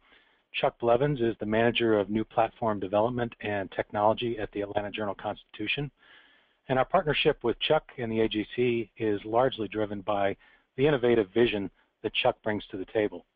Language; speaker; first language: English; native; English